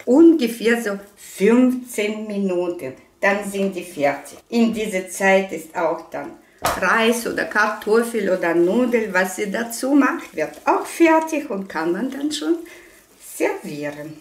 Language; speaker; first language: German; non-native, fluent; Russian